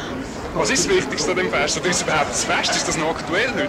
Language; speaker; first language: German; native; German